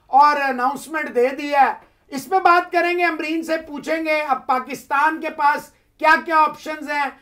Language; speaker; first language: Urdu; native; Urdu